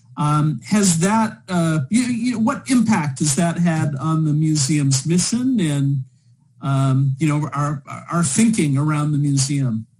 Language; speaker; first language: English; native; English